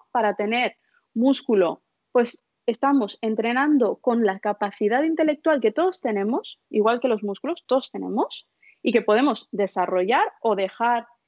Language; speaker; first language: Spanish; early bilingual, other home language; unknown